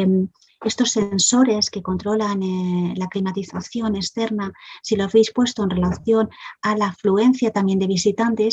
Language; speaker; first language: Spanish; native; Spanish